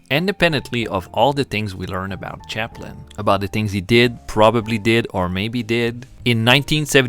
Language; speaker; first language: English; non-native, fluent; French